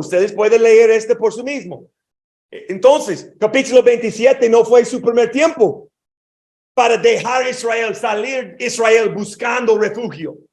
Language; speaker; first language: Spanish; non-native, fluent; English